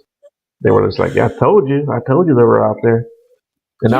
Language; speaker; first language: English; native; English